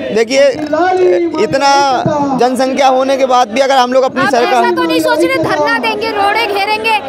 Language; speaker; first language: Hindi; native; Hindi